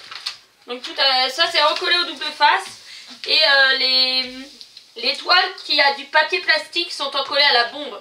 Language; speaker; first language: French; native; French